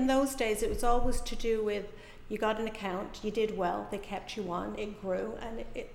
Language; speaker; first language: English; native; English